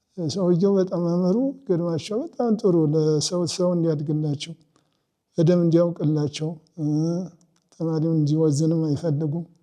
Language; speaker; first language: Amharic; native; Amharic